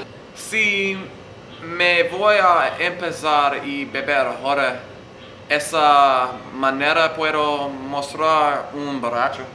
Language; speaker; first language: Spanish; non-native, learner; English